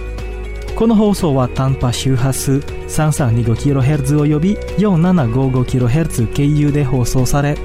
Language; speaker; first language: Japanese; non-native, fluent; Indonesian